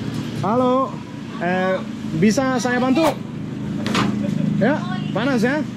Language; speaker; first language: Indonesian; non-native, learner; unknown